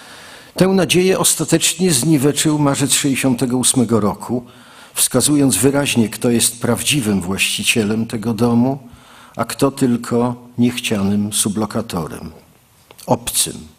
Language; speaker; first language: Polish; native; Polish